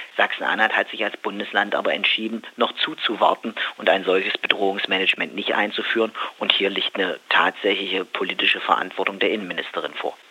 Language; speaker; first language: German; native; German